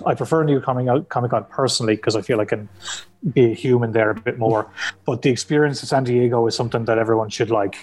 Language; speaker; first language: English; native; English